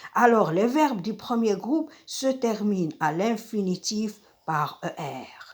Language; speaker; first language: French; non-native, local second language; Arabic